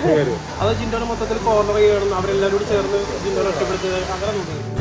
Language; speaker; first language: Malayalam; native; Malayalam